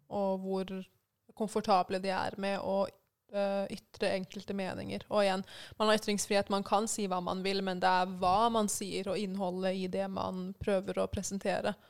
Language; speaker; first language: Norwegian; early bilingual, other home language; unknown